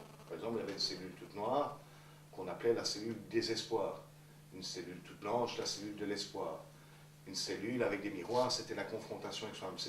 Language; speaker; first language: French; native; French